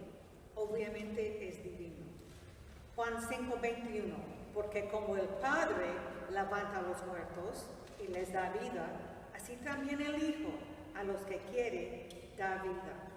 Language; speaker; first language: Spanish; non-native, fluent; English